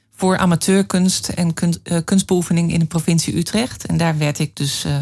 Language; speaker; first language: Dutch; native; Dutch